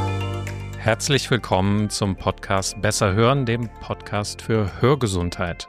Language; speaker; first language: German; native; German